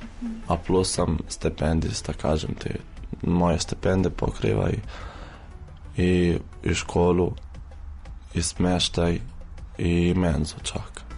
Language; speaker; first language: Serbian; non-native, fluent; Arabic